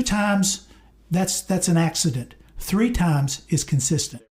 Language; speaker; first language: English; native; English